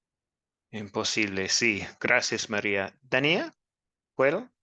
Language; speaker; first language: Spanish; non-native, fluent; English